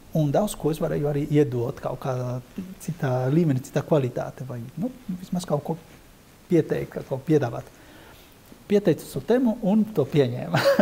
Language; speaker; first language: Latvian; non-native, fluent; Spanish